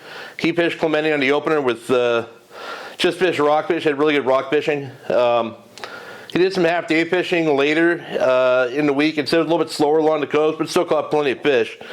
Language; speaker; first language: English; native; English